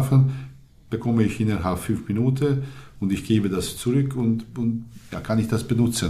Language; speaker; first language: German; non-native, learner; Hungarian